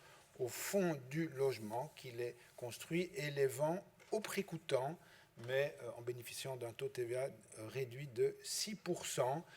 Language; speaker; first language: French; native; French